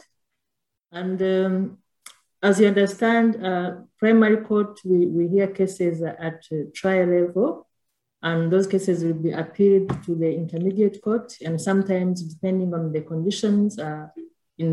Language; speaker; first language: English; non-native, local second language; Kinyarwanda